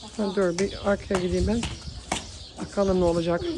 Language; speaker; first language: Turkish; non-native, fluent; Dutch